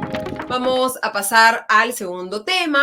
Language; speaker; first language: Spanish; native; Spanish